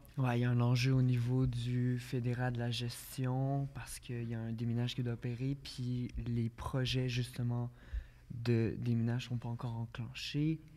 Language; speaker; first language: French; native; French